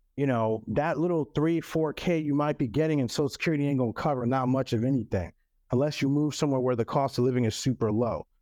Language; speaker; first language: English; non-native, local second language; French